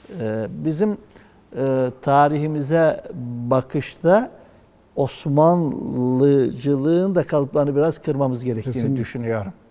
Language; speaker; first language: Turkish; native; Turkish